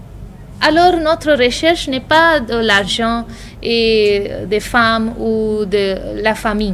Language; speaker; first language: French; non-native, fluent; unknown